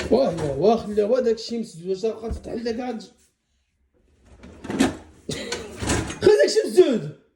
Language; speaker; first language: Arabic; native; Arabic